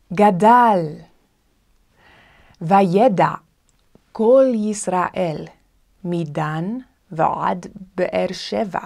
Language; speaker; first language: Hebrew; non-native, fluent; English